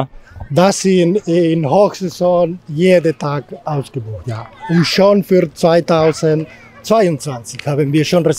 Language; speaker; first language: German; non-native, learner; Spanish